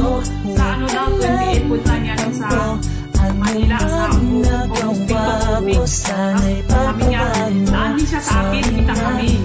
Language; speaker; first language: Filipino; non-native, learner; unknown